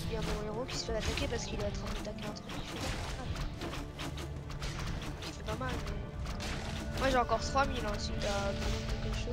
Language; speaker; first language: French; native; French